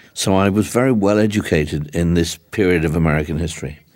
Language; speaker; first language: English; native; English